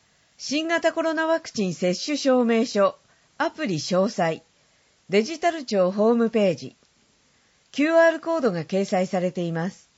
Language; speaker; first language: Japanese; native; Japanese